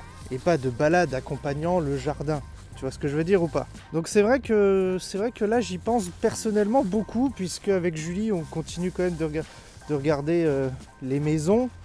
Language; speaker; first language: French; native; French